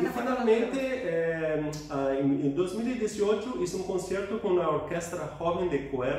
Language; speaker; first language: Spanish; non-native, fluent; Portuguese